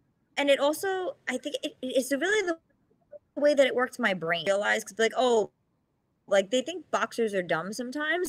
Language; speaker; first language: English; native; English